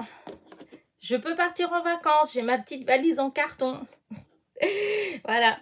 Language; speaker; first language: French; native; French